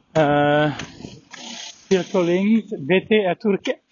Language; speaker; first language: English; non-native, fluent; French